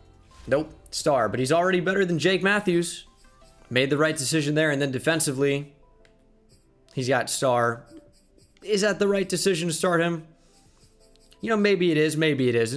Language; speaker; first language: English; native; English